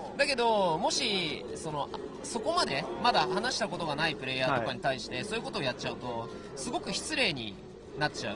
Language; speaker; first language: Japanese; native; Japanese